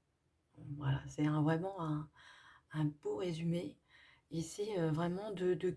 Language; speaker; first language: French; native; French